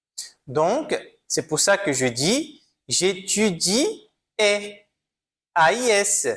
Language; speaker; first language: French; non-native, fluent; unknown